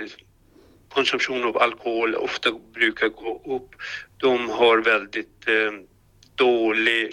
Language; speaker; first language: Swedish; non-native, fluent; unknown